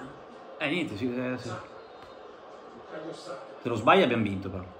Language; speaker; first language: Italian; native; Italian